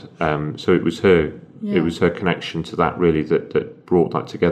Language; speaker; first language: English; native; English